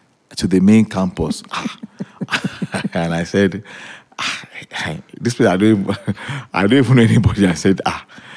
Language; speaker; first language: English; non-native, local second language; Yoruba